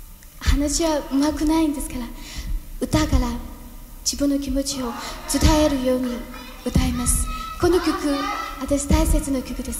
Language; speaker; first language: Japanese; non-native, learner; Cantonese